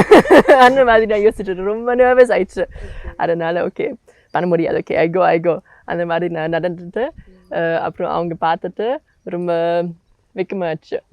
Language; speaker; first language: Tamil; non-native, learner; German